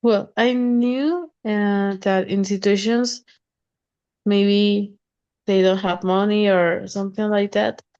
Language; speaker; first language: English; non-native, learner; Spanish